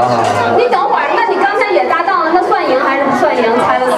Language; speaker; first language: Chinese; native; Chinese